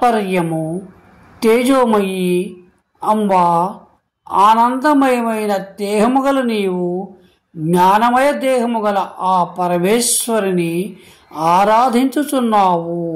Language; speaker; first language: Telugu; native; Telugu